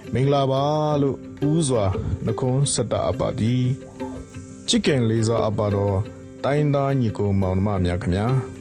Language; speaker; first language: Burmese; non-native, local second language; Hakha Chin